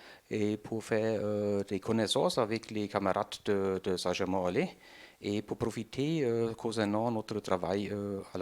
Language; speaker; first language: French; non-native, learner; German